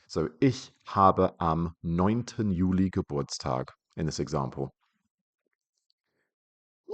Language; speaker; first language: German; non-native, fluent; English